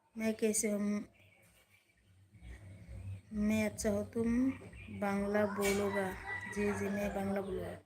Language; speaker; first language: Hindi; non-native, learner; Bangla